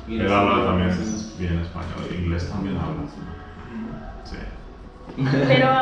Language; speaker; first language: Spanish; non-native, learner; Portuguese